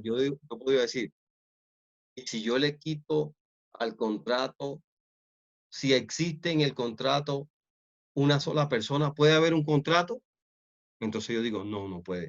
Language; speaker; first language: Spanish; native; Spanish